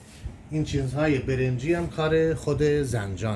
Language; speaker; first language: Persian; native; Persian